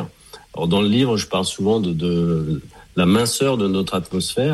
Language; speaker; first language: French; native; French